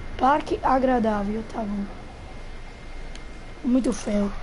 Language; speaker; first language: Portuguese; non-native, fluent; Italian